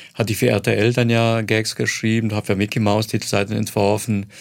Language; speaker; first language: German; non-native, fluent; Croatian